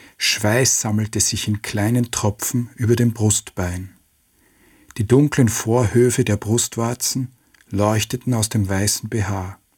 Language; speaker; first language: German; native; German